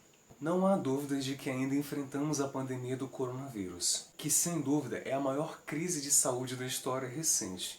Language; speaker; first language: Portuguese; native; Portuguese